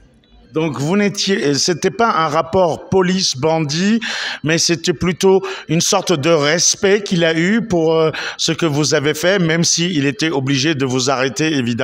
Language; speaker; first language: French; native; French